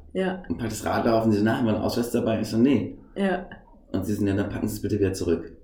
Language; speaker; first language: German; native; German